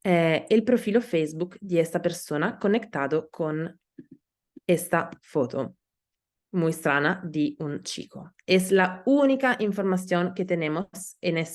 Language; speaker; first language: Spanish; non-native, learner; Italian